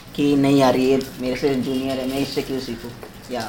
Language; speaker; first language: Hindi; non-native, local second language; Marathi